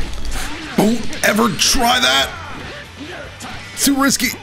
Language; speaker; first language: English; native; English